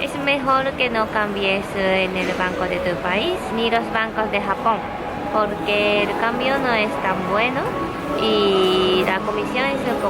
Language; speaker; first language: Spanish; non-native, learner; Japanese